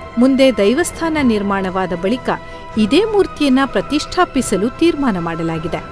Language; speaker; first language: Kannada; native; Kannada